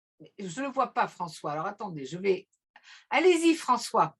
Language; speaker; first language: French; native; French